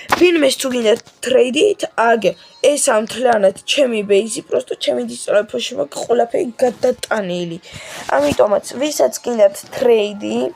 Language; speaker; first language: Georgian; non-native, local second language; Russian